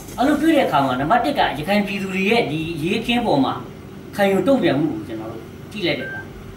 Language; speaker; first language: Burmese; non-native, local second language; S'gaw Karen